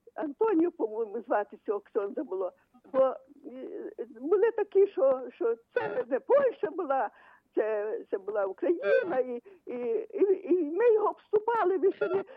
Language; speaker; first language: Ukrainian; native; Ukrainian